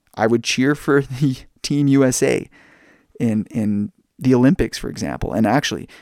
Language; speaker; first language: English; native; English